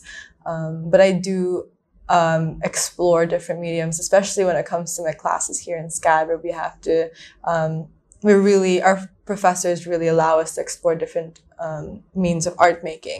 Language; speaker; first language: English; non-native, local second language; Filipino